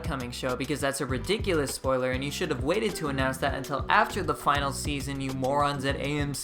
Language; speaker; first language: English; native; English